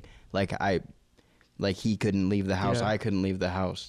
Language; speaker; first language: English; native; English